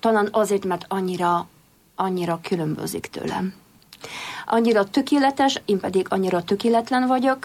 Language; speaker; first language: Hungarian; non-native, fluent; Polish